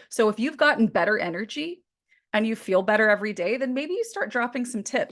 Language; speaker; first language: English; native; English